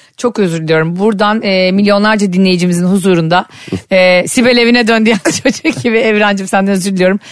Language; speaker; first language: Turkish; native; Turkish